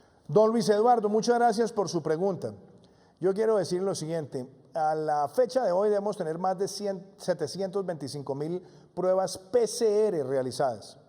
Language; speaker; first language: Spanish; native; Spanish